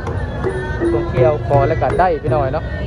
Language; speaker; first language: Thai; non-native, local second language; Lao